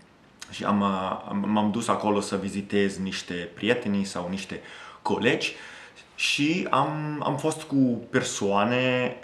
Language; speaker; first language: Romanian; non-native, fluent; Italian